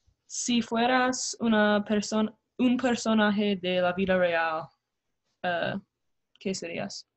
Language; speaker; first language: Spanish; non-native, learner; English